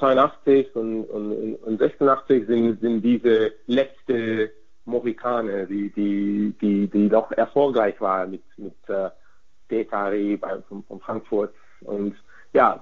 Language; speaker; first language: German; non-native, fluent; Hungarian